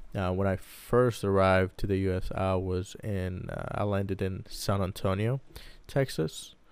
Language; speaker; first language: English; early bilingual, other home language; Arabic